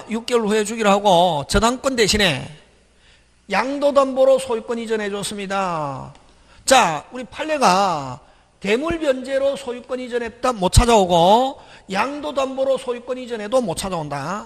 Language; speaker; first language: Korean; native; Korean